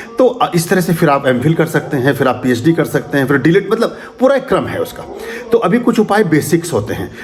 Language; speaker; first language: Hindi; native; Hindi